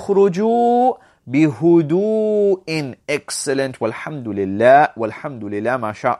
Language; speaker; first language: Arabic; non-native, fluent; English